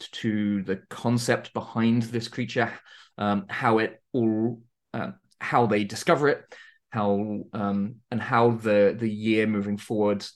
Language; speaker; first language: English; native; English